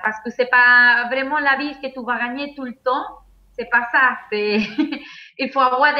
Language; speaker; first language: French; non-native, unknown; Spanish